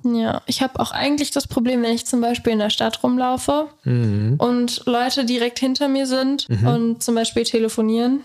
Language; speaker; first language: German; native; German